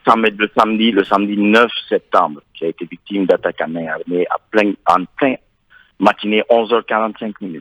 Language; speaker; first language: French; non-native, local second language; Fula